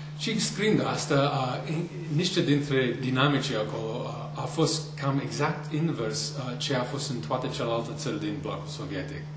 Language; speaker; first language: Romanian; non-native, fluent; English